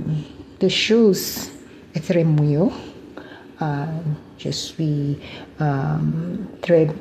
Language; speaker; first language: French; non-native, learner; English